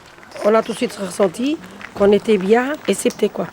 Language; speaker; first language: French; non-native, learner; Portuguese